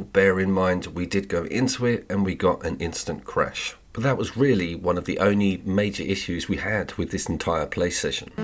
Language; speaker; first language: English; native; English